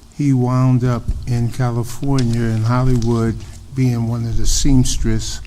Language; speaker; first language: English; native; English